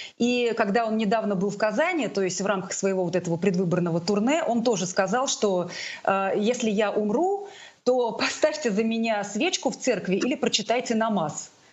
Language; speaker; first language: Russian; non-native, local second language; Tatar